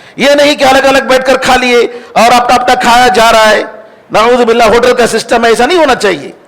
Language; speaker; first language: Urdu; native; Urdu